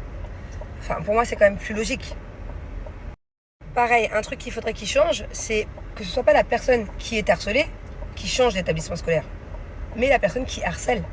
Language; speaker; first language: French; native; French